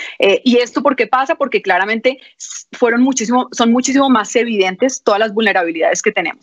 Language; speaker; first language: Spanish; native; Spanish